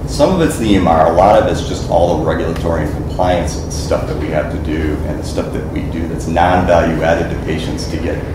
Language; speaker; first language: English; native; English